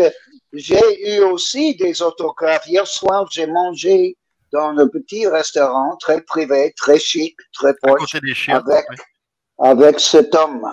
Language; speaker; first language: French; non-native, learner; English